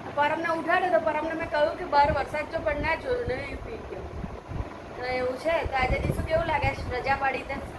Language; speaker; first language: Gujarati; native; Gujarati